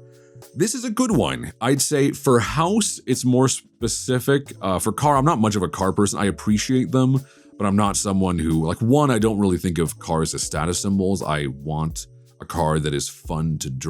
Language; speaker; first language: English; native; English